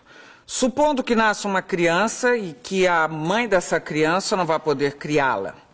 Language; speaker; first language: Portuguese; native; Portuguese